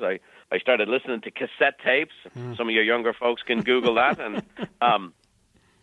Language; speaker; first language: English; native; English